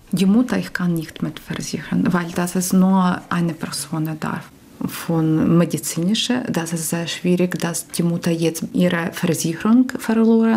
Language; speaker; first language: German; non-native, learner; Ukrainian